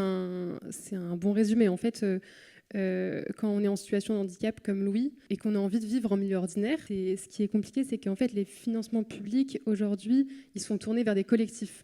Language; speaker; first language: French; native; French